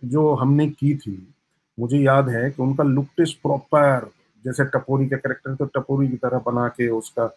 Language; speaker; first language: Hindi; native; Hindi